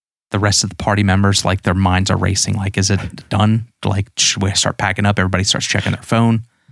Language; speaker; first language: English; native; English